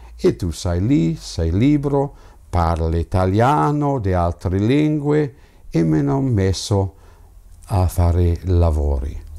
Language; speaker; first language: Italian; non-native, fluent; English